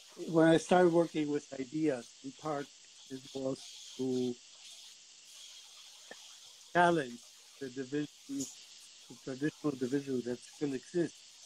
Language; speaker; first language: English; non-native, fluent; Spanish